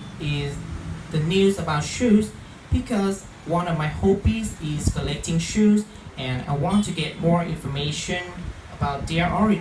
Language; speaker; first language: English; non-native, fluent; Vietnamese